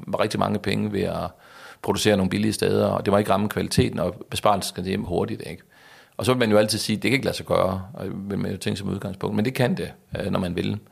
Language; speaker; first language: Danish; native; Danish